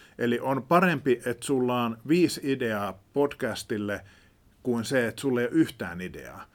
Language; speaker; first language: Finnish; native; Finnish